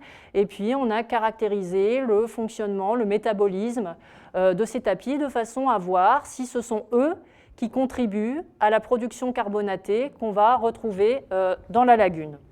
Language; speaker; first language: French; native; French